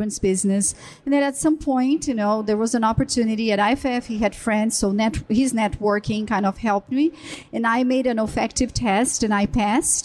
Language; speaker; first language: English; non-native, fluent; Portuguese